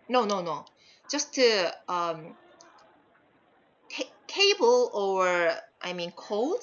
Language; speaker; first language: English; non-native, fluent; Korean